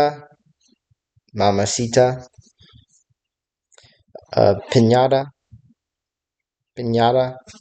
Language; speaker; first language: Spanish; non-native, learner; English